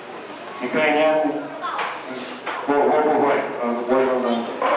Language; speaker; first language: Chinese; non-native, learner; English